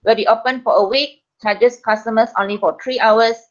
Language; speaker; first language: English; non-native, local second language; Malay